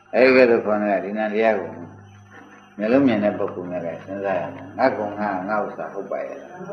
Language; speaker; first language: Burmese; native; Burmese